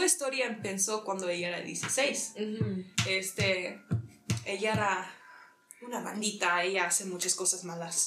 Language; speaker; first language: Spanish; early bilingual, heritage; English